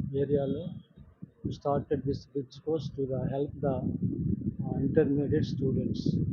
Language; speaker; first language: English; non-native, local second language; Telugu